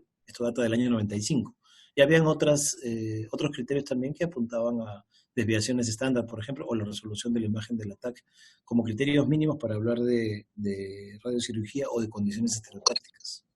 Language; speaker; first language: Spanish; native; Spanish